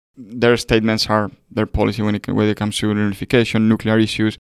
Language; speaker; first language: English; non-native, fluent; Spanish